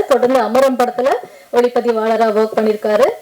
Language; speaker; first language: Tamil; native; Tamil